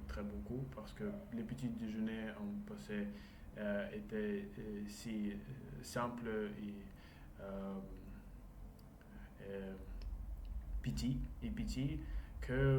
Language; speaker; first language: French; non-native, learner; Russian